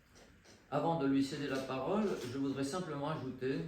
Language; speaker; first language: French; native; French